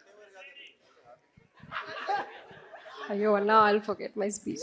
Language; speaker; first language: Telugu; non-native, learner; Malayalam